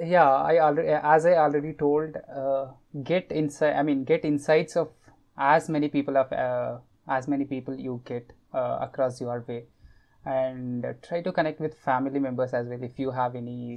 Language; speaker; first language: English; non-native, local second language; Kannada